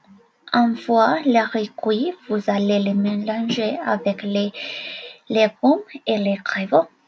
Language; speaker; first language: French; non-native, learner; Spanish